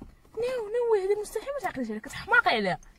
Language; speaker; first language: Arabic; native; Arabic